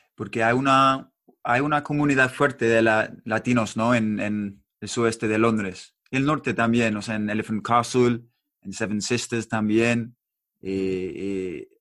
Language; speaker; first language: Spanish; non-native, learner; English